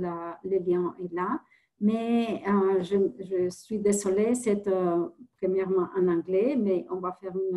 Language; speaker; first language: French; non-native, fluent; Spanish